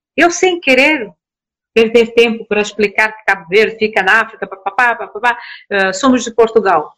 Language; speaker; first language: Portuguese; non-native, local second language; Kabuverdianu